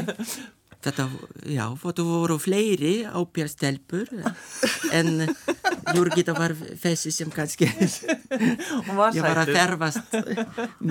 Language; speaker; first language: Icelandic; non-native, fluent; Lithuanian